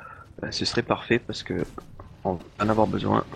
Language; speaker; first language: French; native; French